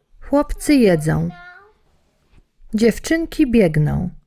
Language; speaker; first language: Polish; non-native, learner; English